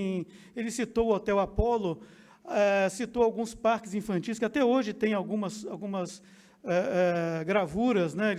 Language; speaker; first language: Portuguese; native; Portuguese